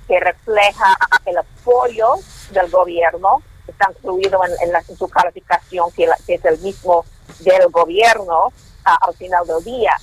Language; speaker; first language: Spanish; non-native, fluent; English